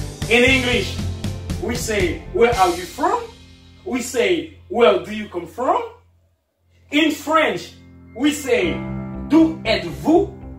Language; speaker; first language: English; non-native, fluent; Haitian Creole